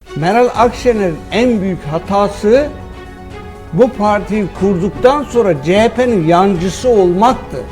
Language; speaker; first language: Turkish; native; Turkish